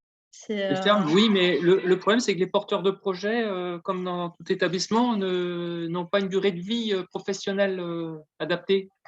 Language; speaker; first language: French; native; French